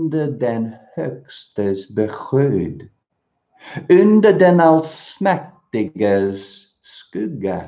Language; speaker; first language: Swedish; non-native, fluent; English